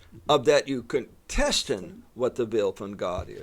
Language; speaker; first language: Dutch; non-native, fluent; English